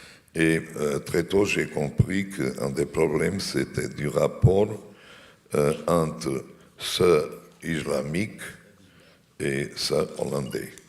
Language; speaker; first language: French; non-native, fluent; Portuguese